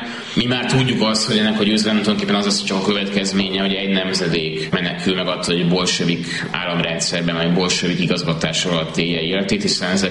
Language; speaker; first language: Hungarian; native; Hungarian